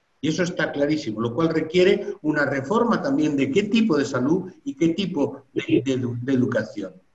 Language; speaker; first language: Spanish; native; Spanish